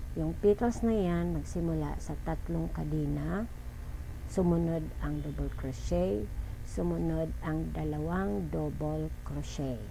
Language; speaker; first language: Filipino; non-native, local second language; Cebuano